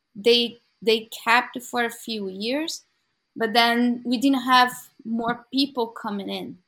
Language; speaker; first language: English; non-native, learner; Portuguese